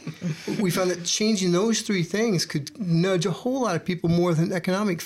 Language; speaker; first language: English; native; English